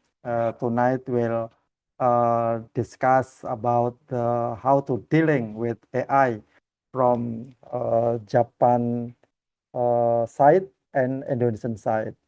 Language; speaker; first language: English; non-native, learner; Indonesian